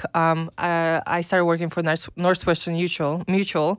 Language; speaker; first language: English; non-native, fluent; Russian